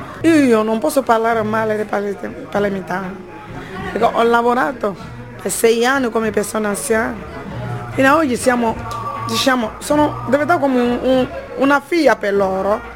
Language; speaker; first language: Italian; non-native, fluent; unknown